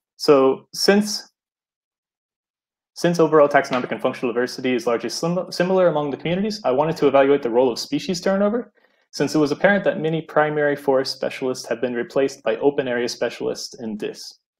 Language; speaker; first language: English; native; English